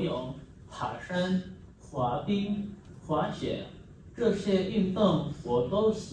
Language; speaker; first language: Chinese; non-native, learner; Indonesian